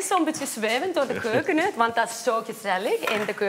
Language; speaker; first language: Dutch; non-native, fluent; Icelandic